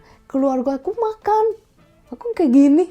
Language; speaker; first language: Indonesian; non-native, fluent; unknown